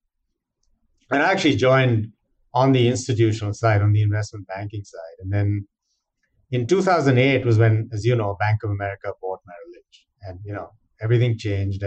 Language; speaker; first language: English; non-native, local second language; Hindi